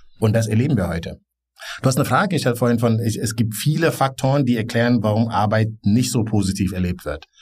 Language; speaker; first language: German; non-native, fluent; Wolof